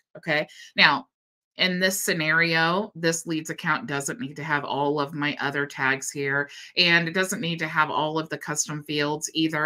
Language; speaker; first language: English; native; English